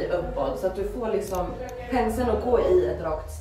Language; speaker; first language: Swedish; native; Swedish